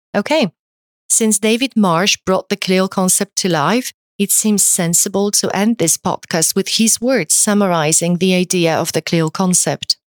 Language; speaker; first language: English; non-native, fluent; Polish